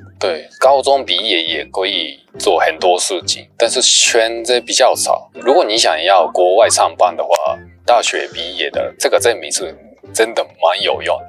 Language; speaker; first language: Chinese; non-native, fluent; Japanese